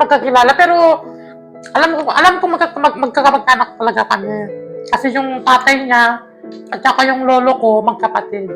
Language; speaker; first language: Filipino; non-native, local second language; Iloko